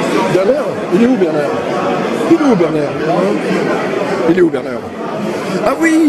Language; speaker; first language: French; native; French